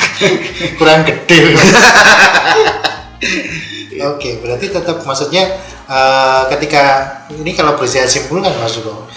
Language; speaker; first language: Indonesian; non-native, local second language; Javanese